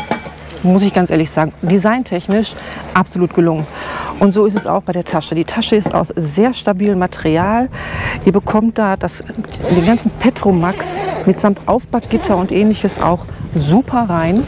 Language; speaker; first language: German; native; German